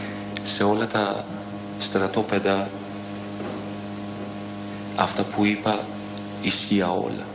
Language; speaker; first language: Greek; non-native, learner; Persian